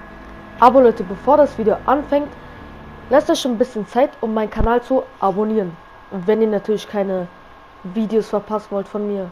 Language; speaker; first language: German; native; German